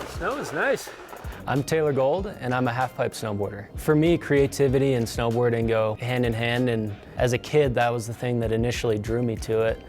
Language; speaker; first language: English; native; English